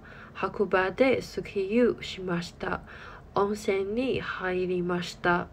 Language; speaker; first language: Japanese; non-native, learner; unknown